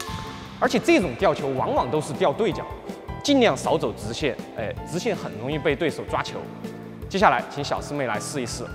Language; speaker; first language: Chinese; native; Chinese